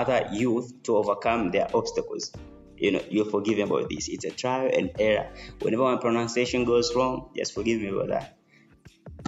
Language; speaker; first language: English; non-native, local second language; Swahili